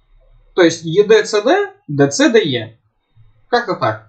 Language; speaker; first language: Russian; native; Russian